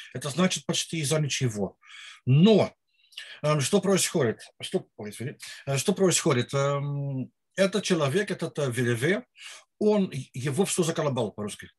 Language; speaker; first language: Russian; non-native, learner; Dutch